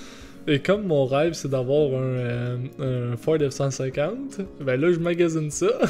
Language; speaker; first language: French; native; French